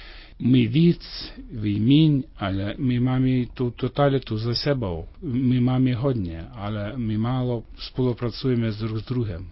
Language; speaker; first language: Czech; non-native, fluent; Lithuanian